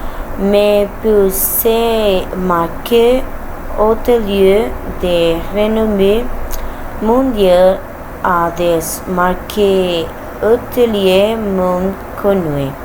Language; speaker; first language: French; non-native, learner; Spanish